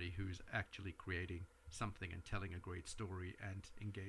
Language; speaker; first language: English; native; English